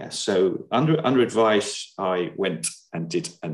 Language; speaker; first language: English; native; English